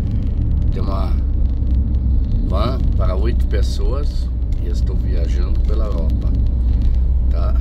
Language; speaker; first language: Portuguese; non-native, fluent; German